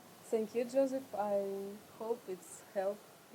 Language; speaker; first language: English; non-native, learner; Russian